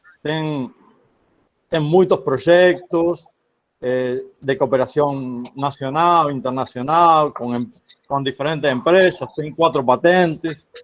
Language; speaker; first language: Portuguese; non-native, fluent; Spanish